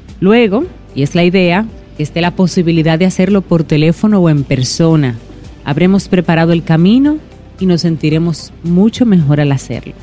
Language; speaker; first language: Spanish; native; Spanish